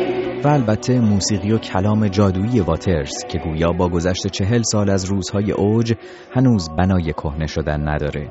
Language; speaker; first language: Persian; native; Persian